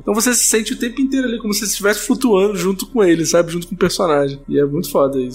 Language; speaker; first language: Portuguese; native; Portuguese